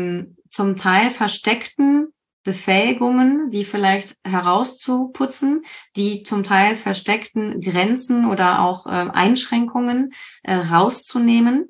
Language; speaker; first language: German; native; German